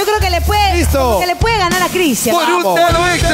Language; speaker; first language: Spanish; native; Spanish